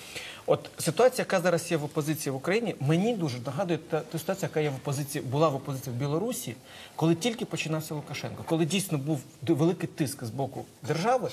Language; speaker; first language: Ukrainian; native; Ukrainian